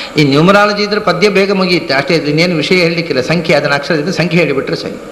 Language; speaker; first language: Kannada; non-native, local second language; Tulu